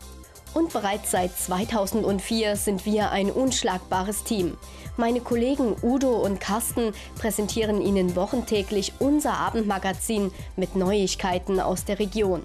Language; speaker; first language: German; native; German